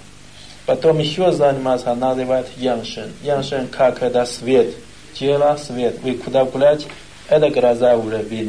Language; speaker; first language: Russian; non-native, learner; Chinese